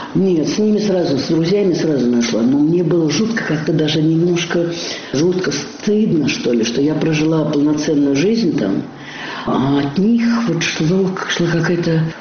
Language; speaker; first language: Russian; native; Russian